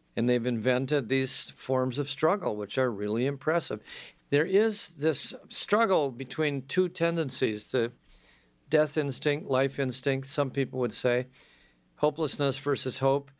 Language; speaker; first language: English; native; English